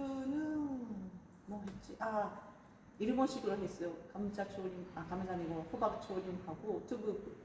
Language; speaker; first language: Korean; non-native, fluent; Japanese